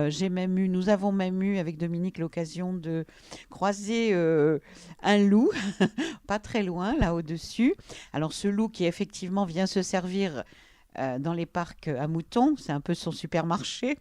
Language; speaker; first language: French; native; French